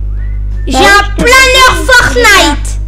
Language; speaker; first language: French; native; French